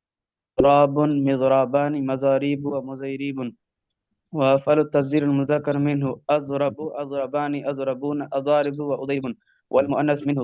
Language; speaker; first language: Arabic; non-native, learner; Urdu